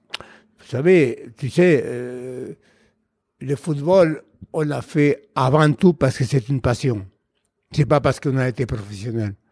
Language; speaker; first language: French; non-native, fluent; Spanish